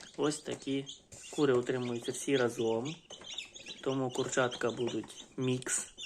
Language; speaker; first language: Ukrainian; non-native, local second language; Russian